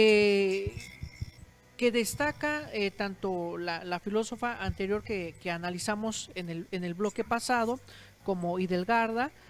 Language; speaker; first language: Spanish; native; Spanish